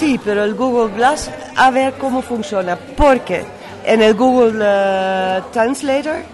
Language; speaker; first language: Spanish; non-native, fluent; Dutch